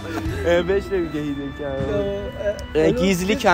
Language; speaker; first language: Turkish; non-native, learner; Persian